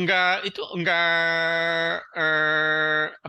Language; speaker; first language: Indonesian; non-native, learner; Korean